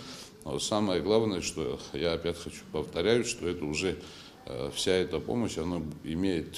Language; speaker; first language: Russian; non-native, local second language; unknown